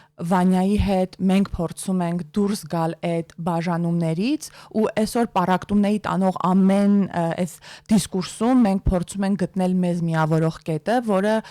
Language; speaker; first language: Armenian; native; Armenian